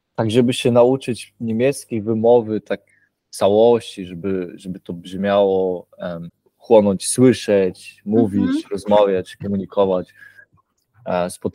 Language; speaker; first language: Polish; early bilingual, heritage; Polish